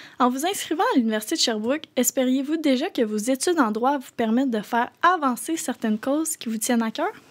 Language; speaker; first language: French; native; French